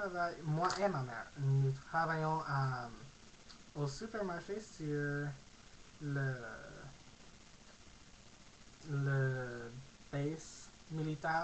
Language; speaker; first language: French; non-native, learner; English